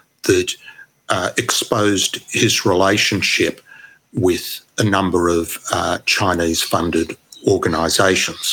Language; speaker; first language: English; native; English